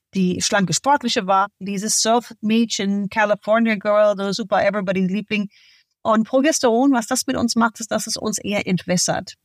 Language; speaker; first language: German; non-native, fluent; English